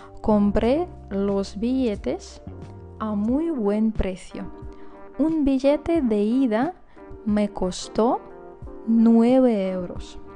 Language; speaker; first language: Spanish; non-native, fluent; Russian